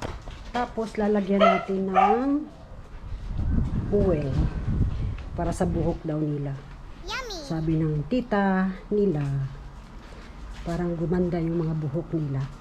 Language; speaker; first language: Filipino; non-native, local second language; Cebuano